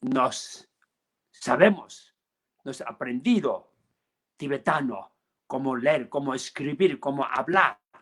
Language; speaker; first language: Spanish; non-native, learner; Tibetan